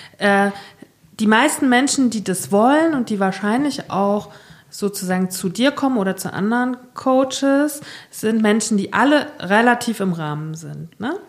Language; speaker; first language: German; native; German